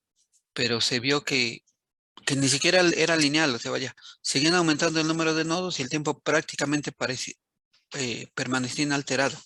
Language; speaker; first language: Spanish; native; Spanish